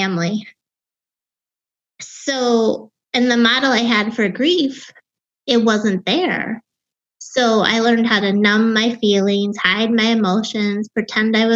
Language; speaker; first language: English; native; English